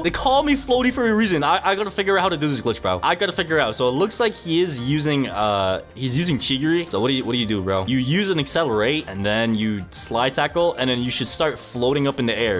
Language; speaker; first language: English; native; English